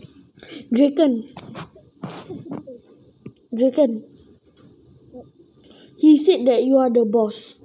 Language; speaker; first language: English; non-native, local second language; Malay